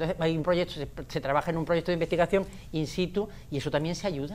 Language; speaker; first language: Spanish; native; Spanish